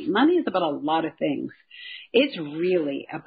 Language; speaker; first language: English; native; English